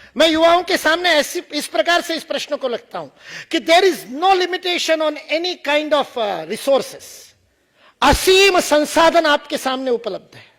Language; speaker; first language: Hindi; non-native, local second language; Marathi